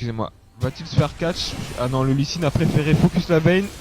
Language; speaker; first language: French; native; French